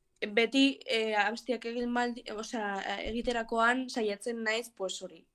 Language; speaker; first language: Basque; non-native, local second language; Spanish